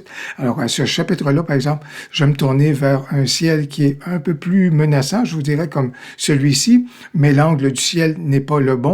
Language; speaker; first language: French; native; French